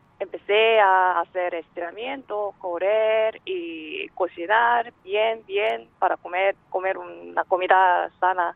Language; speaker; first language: Spanish; non-native, fluent; Korean